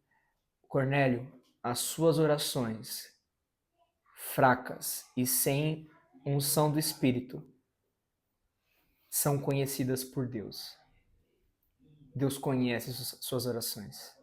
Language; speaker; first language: Portuguese; native; Portuguese